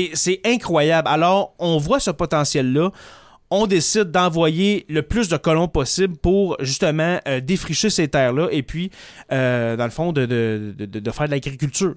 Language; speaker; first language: French; native; French